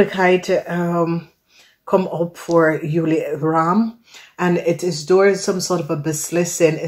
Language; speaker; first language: Dutch; non-native, fluent; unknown